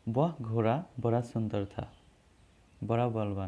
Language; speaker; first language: Hindi; non-native, local second language; Assamese